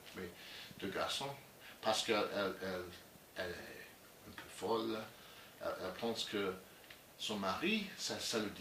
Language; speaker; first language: French; non-native, learner; English